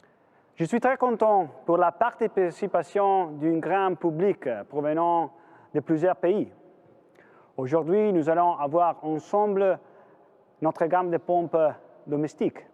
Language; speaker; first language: French; non-native, fluent; Italian